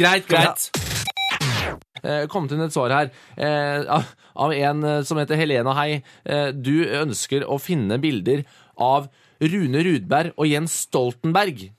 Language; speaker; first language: Norwegian; native; Norwegian